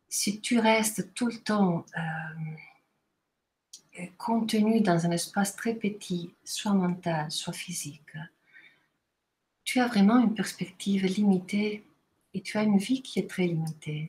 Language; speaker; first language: French; non-native, fluent; Italian